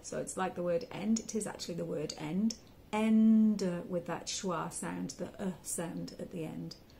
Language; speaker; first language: English; native; English